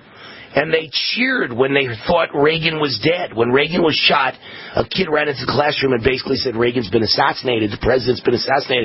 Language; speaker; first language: English; native; English